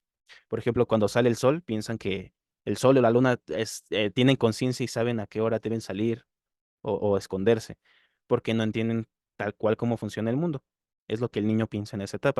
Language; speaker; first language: Spanish; native; Spanish